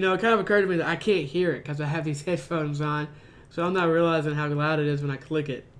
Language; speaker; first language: English; native; English